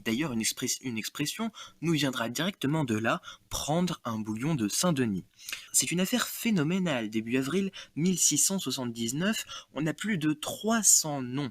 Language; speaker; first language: French; native; French